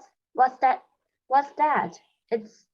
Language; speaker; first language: English; non-native, learner; Chinese